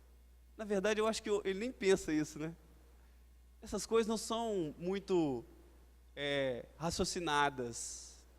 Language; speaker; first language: Portuguese; native; Portuguese